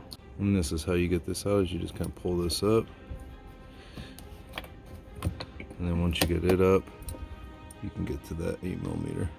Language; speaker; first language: English; native; English